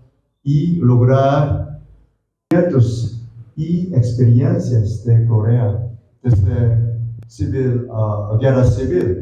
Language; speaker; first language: Spanish; non-native, fluent; Korean